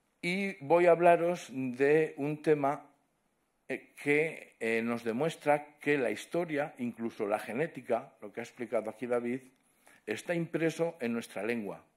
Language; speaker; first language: Spanish; non-native, local second language; Catalan